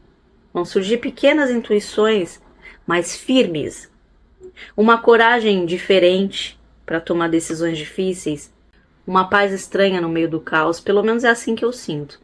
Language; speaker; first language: Portuguese; native; Portuguese